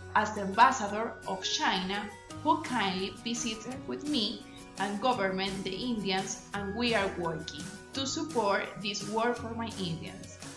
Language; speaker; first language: English; non-native, learner; Spanish